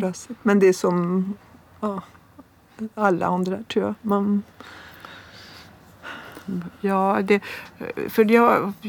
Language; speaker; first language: Swedish; non-native, fluent; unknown